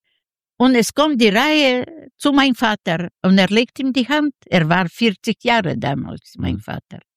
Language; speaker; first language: German; non-native, learner; Yiddish